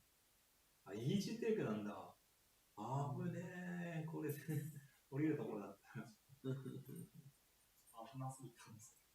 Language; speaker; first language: Japanese; native; Japanese